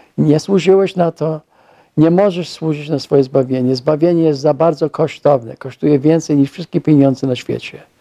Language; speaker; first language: Polish; non-native, fluent; English